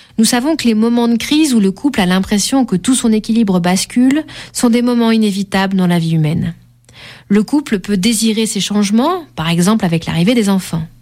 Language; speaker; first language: French; native; French